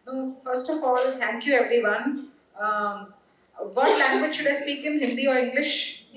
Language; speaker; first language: English; non-native, local second language; Hindi